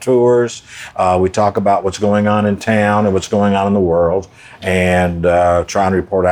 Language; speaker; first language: English; native; English